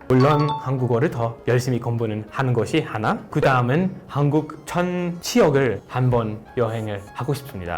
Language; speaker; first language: Korean; non-native, fluent; English